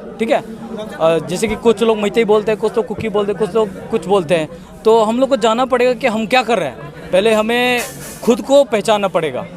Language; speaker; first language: Hindi; non-native, local second language; Manipuri